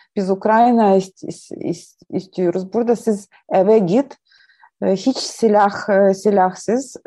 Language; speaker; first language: Turkish; non-native, learner; Ukrainian